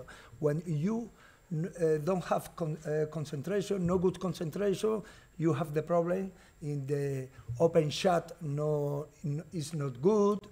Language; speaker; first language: English; non-native, learner; Portuguese